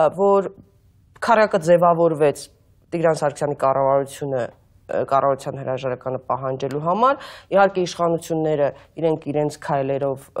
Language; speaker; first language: Armenian; native; Armenian